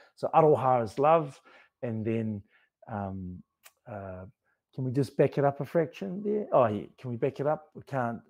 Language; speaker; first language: English; native; English